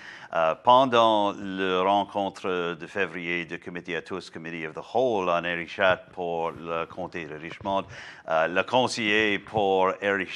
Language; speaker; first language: French; non-native, learner; English